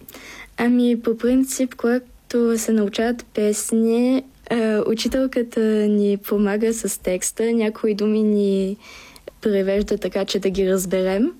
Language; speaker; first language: Bulgarian; early bilingual, heritage; Bulgarian